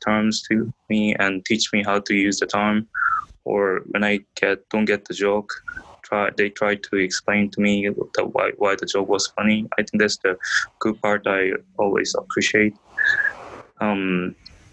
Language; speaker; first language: English; non-native, learner; Korean